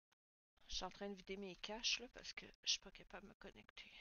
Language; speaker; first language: French; native; French